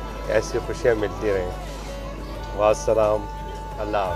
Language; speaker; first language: Urdu; native; Urdu